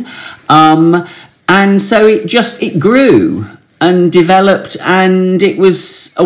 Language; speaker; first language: English; native; English